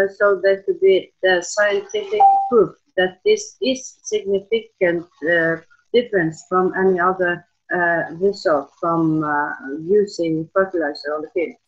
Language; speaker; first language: English; non-native, fluent; Norwegian